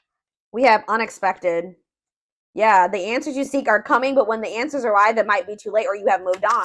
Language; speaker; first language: English; native; English